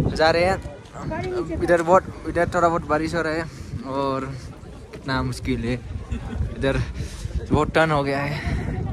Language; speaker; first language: Hindi; non-native, local second language; Bodo